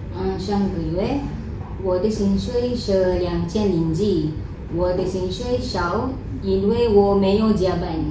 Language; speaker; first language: Chinese; non-native, learner; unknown